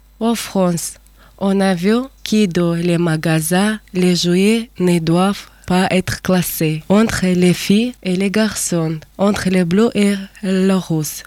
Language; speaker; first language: French; non-native, learner; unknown